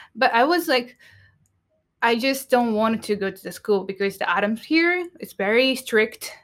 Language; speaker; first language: English; non-native, learner; Japanese